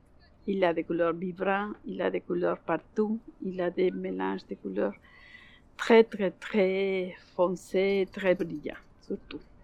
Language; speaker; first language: French; non-native, learner; Spanish